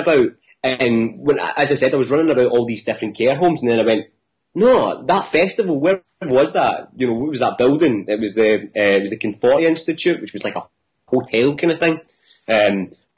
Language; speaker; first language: English; native; English